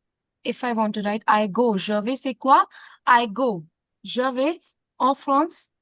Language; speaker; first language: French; non-native, fluent; Hindi